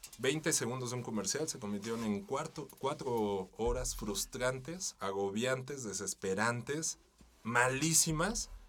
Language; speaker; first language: Spanish; native; Spanish